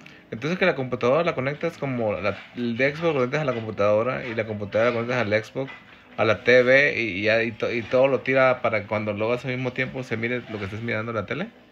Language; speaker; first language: Spanish; native; Spanish